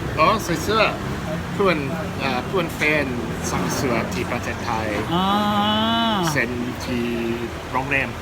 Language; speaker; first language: Thai; non-native, learner; English